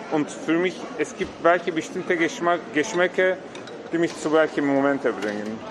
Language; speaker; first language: German; non-native, fluent; Turkish